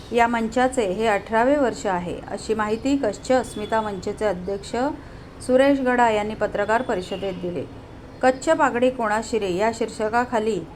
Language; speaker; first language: Marathi; native; Marathi